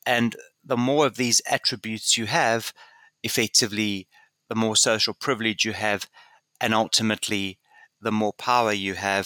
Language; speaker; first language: English; native; English